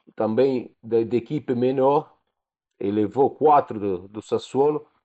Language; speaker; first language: Portuguese; non-native, fluent; Italian